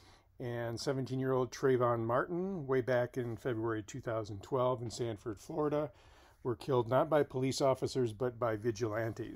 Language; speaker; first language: English; native; English